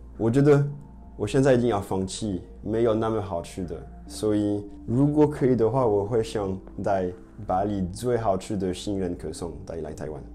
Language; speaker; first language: Chinese; non-native, fluent; French